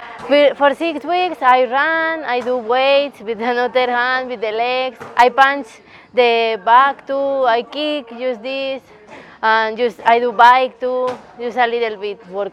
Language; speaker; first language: English; non-native, learner; Spanish